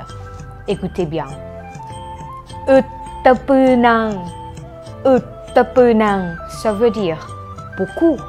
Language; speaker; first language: French; non-native, fluent; Thai